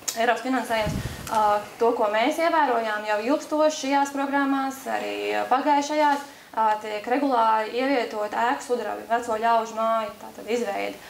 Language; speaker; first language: Latvian; native; Latvian